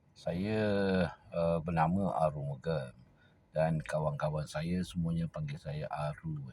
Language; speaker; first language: Malay; non-native, local second language; Tamil